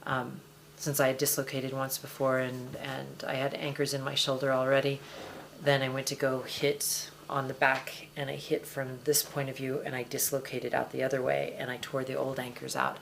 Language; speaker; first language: English; native; English